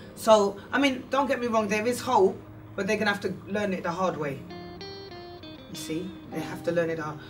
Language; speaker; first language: English; native; English